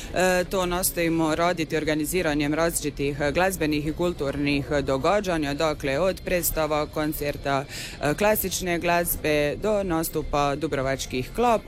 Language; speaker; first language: Serbian; native; Serbian